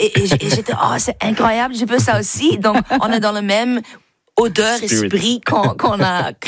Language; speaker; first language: French; non-native, fluent; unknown